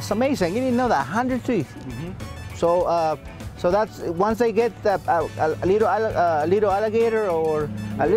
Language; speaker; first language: English; non-native, fluent; Spanish